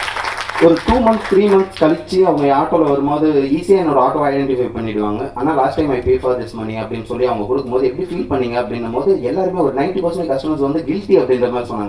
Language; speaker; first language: Tamil; native; Tamil